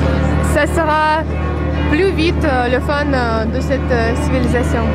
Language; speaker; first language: French; non-native, fluent; Russian